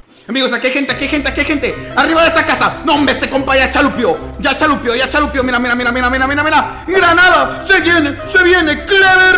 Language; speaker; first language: Spanish; native; Spanish